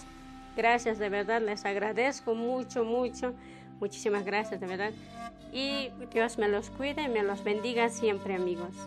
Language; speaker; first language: Spanish; native; Spanish